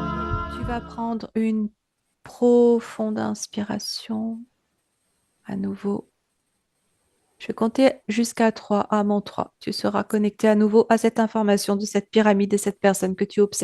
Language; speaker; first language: French; native; French